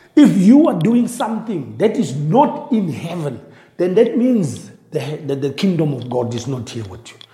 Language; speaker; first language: English; non-native, local second language; Afrikaans